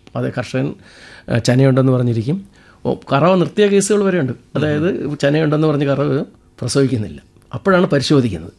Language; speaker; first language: Malayalam; native; Malayalam